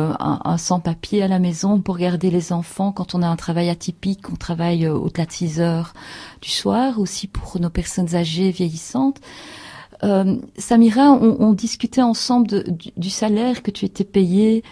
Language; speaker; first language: French; native; French